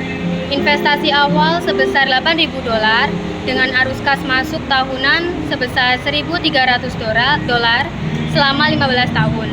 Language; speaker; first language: Indonesian; native; Indonesian